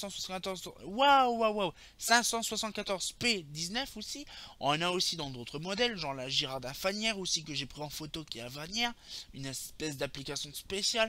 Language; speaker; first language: French; native; French